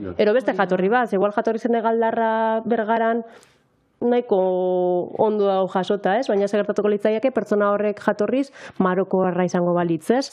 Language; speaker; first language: Basque; native; Basque